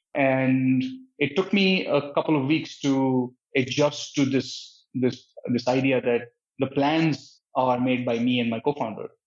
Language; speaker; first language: English; non-native, local second language; Hindi